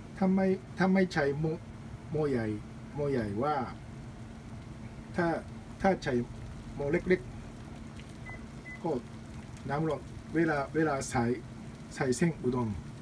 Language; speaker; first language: Thai; non-native, learner; Japanese